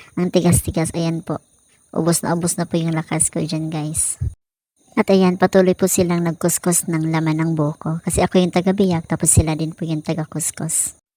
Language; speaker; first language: Filipino; non-native, local second language; Cebuano